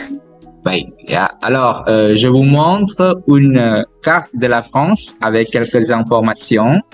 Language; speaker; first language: French; non-native, fluent; Indonesian